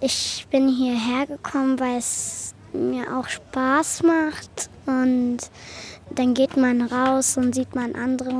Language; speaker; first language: German; early bilingual, other home language; Arabic